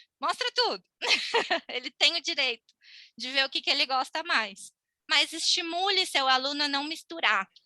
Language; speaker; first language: Portuguese; native; Portuguese